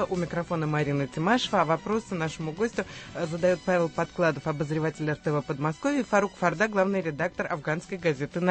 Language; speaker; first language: Russian; native; Russian